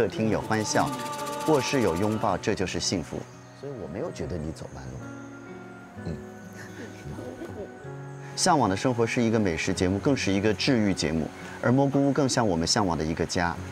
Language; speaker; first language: Chinese; native; Chinese